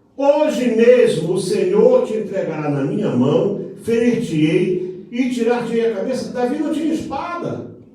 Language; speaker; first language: Portuguese; native; Portuguese